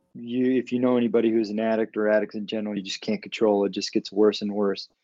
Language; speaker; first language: English; native; English